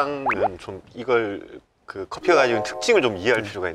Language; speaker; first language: Korean; native; Korean